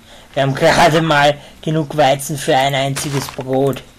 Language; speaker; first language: German; native; German